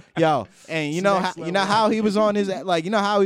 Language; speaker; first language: English; native; English